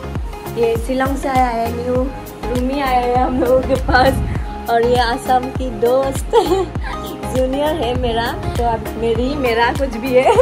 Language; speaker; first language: Hindi; non-native, local second language; Assamese